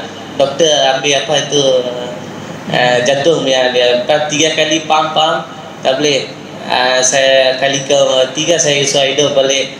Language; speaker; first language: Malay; non-native, local second language; Tamil